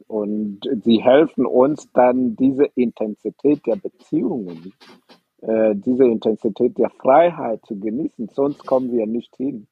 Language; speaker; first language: German; non-native, fluent; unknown